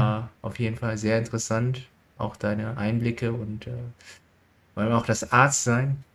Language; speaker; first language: German; non-native, learner; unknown